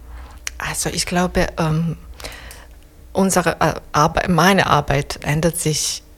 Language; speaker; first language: German; non-native, fluent; Italian